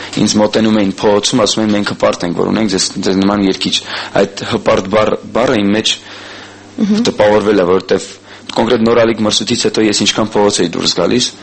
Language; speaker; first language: Armenian; early bilingual, heritage; Armenian